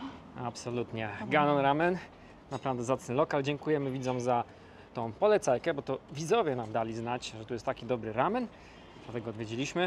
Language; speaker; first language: Polish; native; Polish